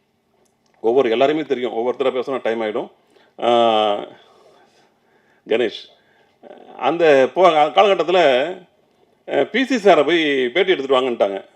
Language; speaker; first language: Tamil; native; Tamil